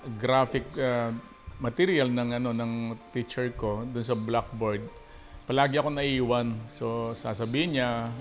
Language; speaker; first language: Filipino; non-native, local second language; Pampanga